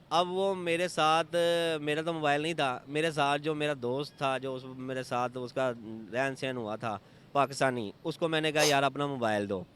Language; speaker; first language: Urdu; non-native, local second language; Punjabi